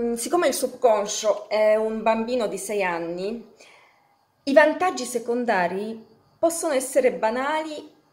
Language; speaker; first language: Italian; non-native, fluent; Polish